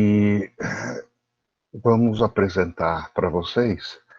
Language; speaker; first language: Portuguese; native; Portuguese